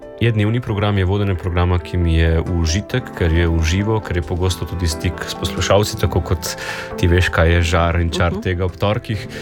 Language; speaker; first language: Slovenian; native; Slovenian